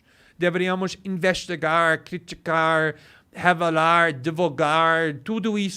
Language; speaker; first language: Portuguese; non-native, fluent; English